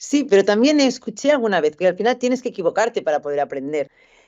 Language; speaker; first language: Spanish; native; Spanish